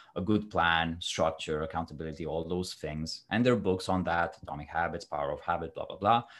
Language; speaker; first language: English; non-native, fluent; Romanian